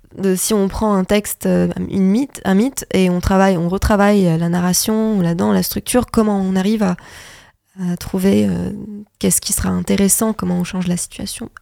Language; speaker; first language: French; non-native, local second language; Arabic